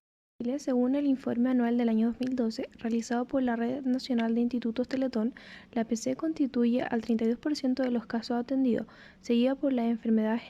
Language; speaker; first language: Spanish; native; Spanish